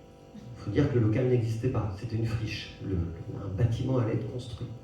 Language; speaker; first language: French; native; French